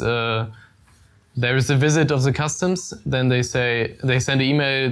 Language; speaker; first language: English; non-native, fluent; German